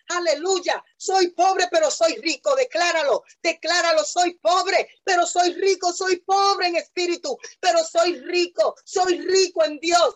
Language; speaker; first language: Spanish; native; Spanish